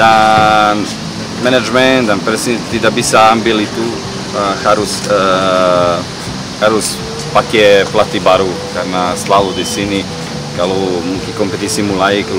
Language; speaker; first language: Indonesian; non-native, learner; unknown